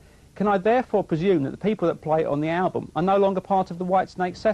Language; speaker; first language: English; native; English